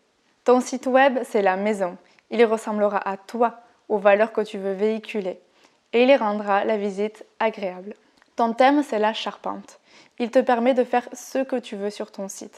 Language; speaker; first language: French; native; French